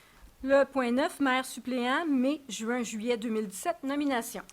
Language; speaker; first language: French; native; French